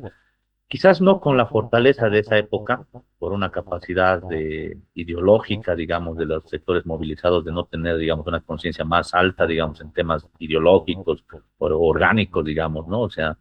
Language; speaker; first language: Spanish; native; Spanish